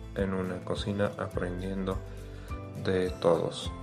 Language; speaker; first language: Spanish; non-native, fluent; Arabic